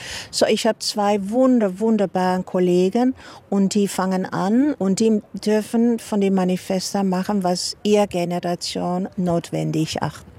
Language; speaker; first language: German; non-native, fluent; Dutch